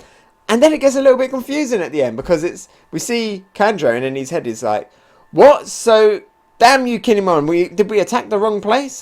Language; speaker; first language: English; native; English